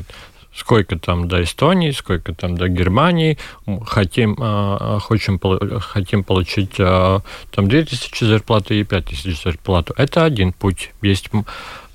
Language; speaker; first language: Russian; non-native, local second language; Latvian